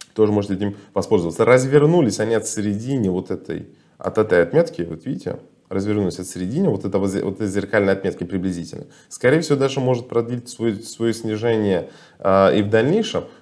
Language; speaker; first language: Russian; non-native, fluent; Persian